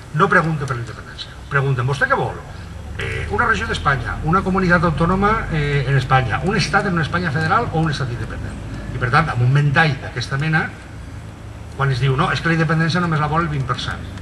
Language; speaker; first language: Catalan; non-native, local second language; Spanish